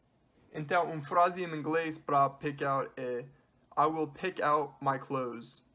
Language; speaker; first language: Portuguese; non-native, learner; English